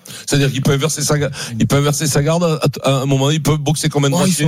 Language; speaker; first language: French; native; French